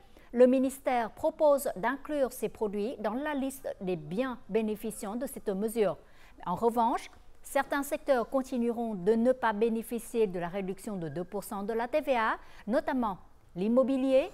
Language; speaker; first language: French; non-native, fluent; Vietnamese